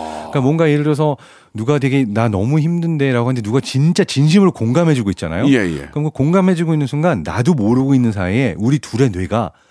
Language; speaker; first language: Korean; early bilingual, other home language; German